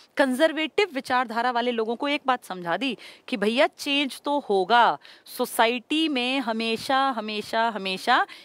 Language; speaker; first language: Hindi; native; Hindi